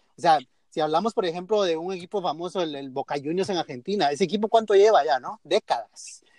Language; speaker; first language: Spanish; native; Spanish